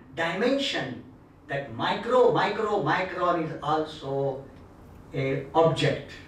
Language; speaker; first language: English; non-native, local second language; Marathi